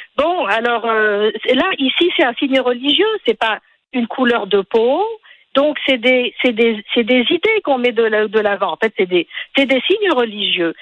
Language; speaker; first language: French; non-native, local second language; Arabic